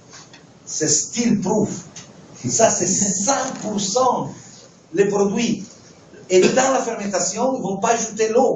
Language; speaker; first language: French; non-native, fluent; Italian